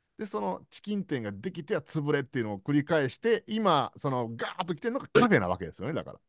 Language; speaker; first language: Japanese; native; Japanese